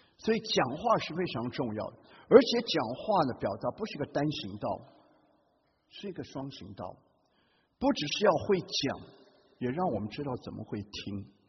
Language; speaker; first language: Chinese; non-native, local second language; Hakka Chinese